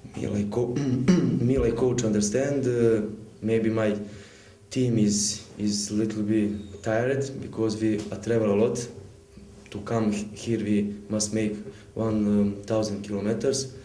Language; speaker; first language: English; non-native, learner; Serbian